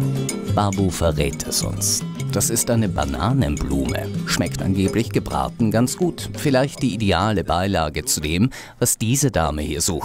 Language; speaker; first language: German; native; German